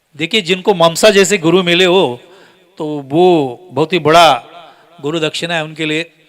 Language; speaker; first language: Hindi; non-native, local second language; Marathi